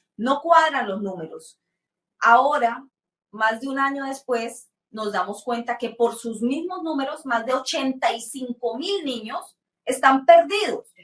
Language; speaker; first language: Spanish; native; Spanish